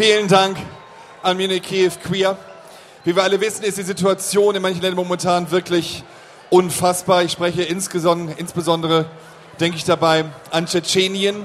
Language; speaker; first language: German; native; German